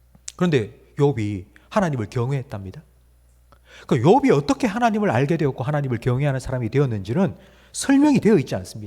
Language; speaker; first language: Korean; native; Korean